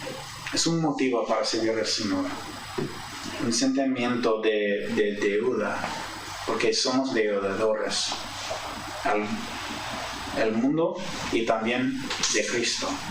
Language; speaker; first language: Spanish; non-native, fluent; English